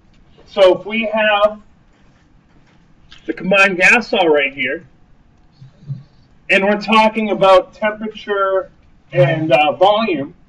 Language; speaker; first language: English; native; English